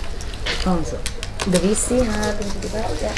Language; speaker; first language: German; non-native, fluent; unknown